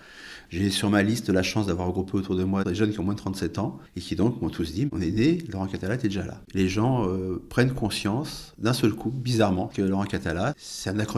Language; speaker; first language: French; native; French